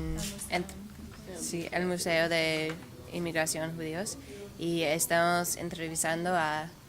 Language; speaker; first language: Spanish; non-native, learner; English